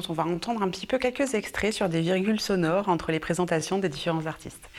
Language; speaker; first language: French; native; French